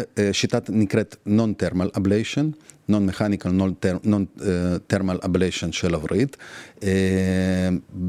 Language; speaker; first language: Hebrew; non-native, fluent; Russian